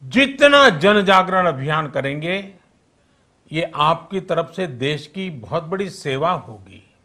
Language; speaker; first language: Hindi; non-native, local second language; Gujarati